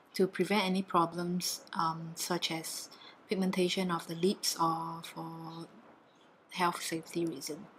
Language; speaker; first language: English; non-native, local second language; Chinese